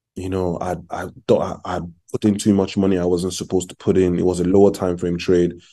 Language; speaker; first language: English; non-native, local second language; Yoruba